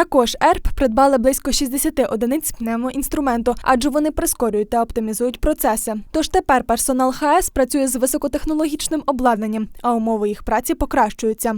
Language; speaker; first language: Ukrainian; native; Ukrainian